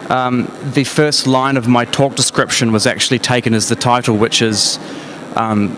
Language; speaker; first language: English; native; English